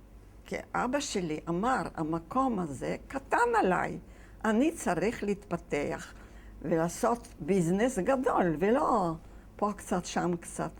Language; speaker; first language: Hebrew; non-native, fluent; Yiddish